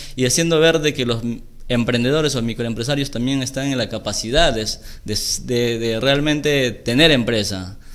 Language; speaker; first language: Spanish; native; Spanish